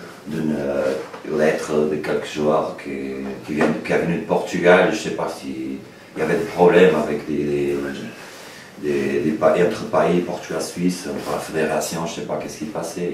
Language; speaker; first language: French; non-native, learner; Portuguese